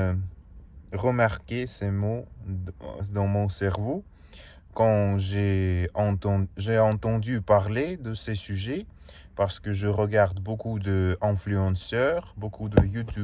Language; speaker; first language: French; non-native, learner; Russian